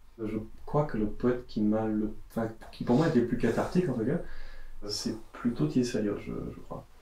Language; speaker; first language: French; native; French